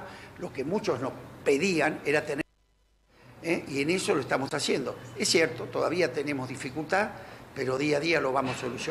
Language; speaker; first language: Spanish; native; Spanish